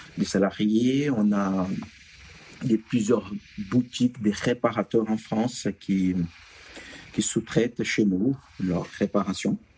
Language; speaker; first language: French; non-native, fluent; Portuguese